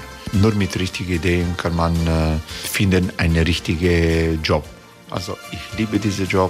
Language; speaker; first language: German; non-native, learner; Croatian